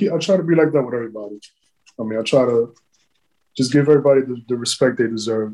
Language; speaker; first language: English; native; English